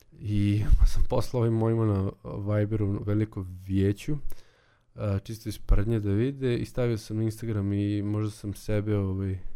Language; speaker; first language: Serbian; native; Serbian